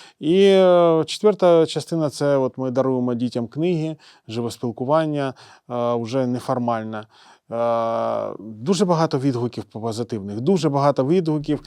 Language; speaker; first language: Ukrainian; non-native, local second language; Russian